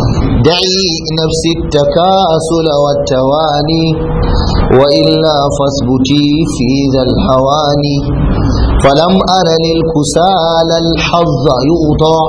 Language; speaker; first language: Arabic; non-native, fluent; Hausa